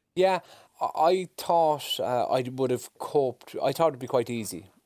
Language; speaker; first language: English; native; English